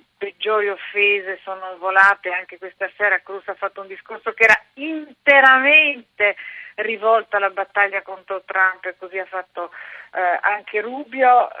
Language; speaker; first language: Italian; native; Italian